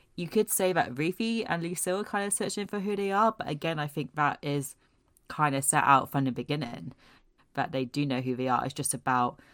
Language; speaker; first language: English; native; English